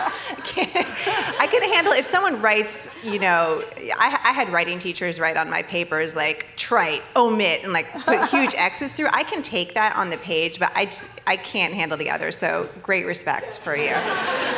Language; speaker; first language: English; native; English